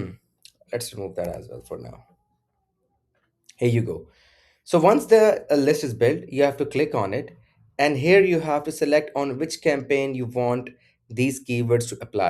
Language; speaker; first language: English; non-native, local second language; Urdu